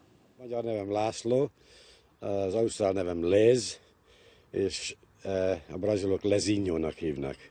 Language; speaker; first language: Hungarian; early bilingual, other home language; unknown